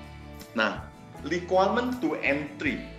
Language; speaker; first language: English; non-native, learner; Indonesian